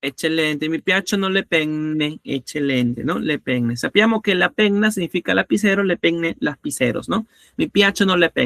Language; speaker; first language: Italian; non-native, learner; Spanish